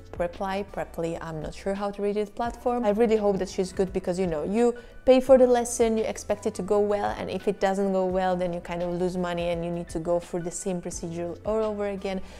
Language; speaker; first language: English; non-native, fluent; Polish